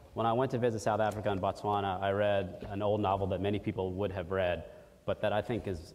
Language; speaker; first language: English; early bilingual, other home language; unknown